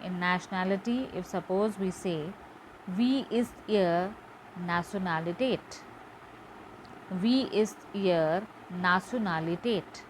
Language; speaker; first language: German; non-native, learner; Hindi